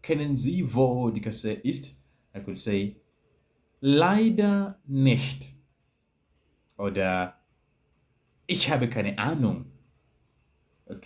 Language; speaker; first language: German; non-native, learner; English